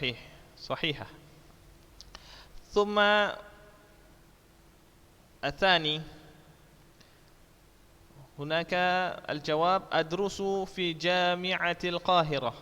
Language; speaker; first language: Arabic; non-native, fluent; Indonesian